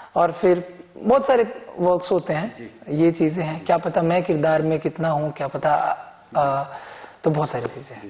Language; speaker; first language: Hindi; native; Hindi